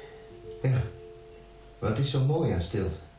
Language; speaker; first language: Dutch; native; Dutch